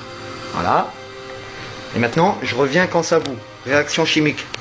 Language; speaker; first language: French; native; French